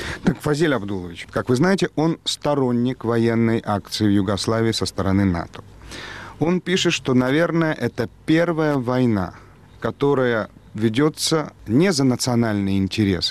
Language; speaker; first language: Russian; native; Russian